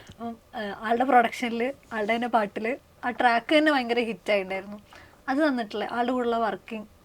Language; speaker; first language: Malayalam; native; Malayalam